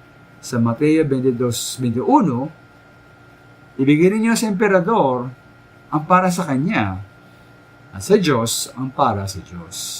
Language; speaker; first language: Filipino; native; Filipino